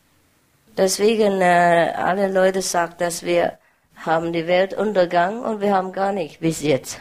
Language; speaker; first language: German; non-native, learner; Vietnamese